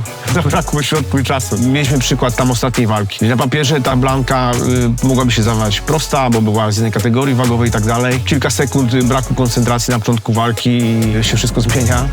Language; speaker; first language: Polish; native; Polish